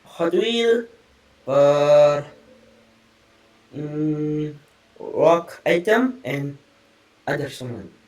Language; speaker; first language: English; non-native, learner; Indonesian